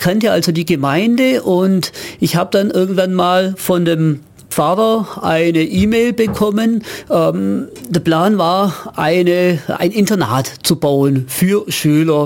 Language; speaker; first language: German; native; German